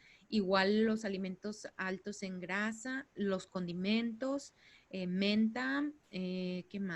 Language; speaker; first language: Spanish; native; Spanish